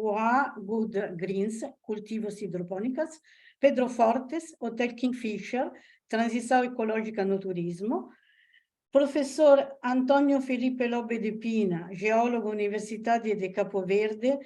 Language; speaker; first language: Portuguese; non-native, learner; Italian